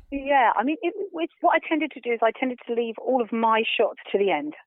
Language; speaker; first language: English; native; English